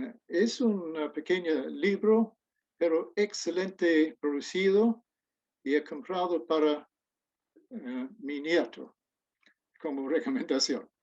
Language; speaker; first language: Spanish; non-native, fluent; English